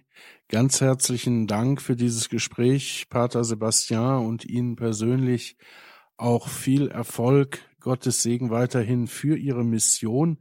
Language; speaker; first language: German; native; German